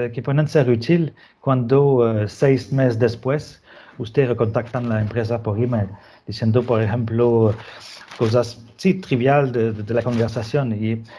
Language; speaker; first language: Spanish; non-native, fluent; French